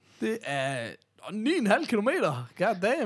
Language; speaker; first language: Danish; native; Danish